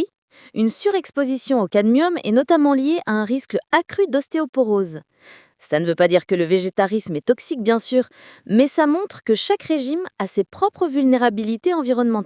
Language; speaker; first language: French; native; French